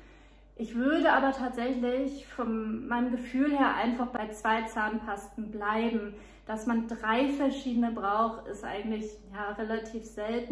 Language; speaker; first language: German; native; German